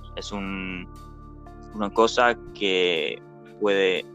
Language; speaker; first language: Spanish; non-native, fluent; Dutch